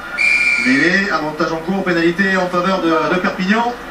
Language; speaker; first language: French; native; French